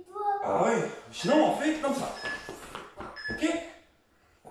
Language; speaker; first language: French; native; French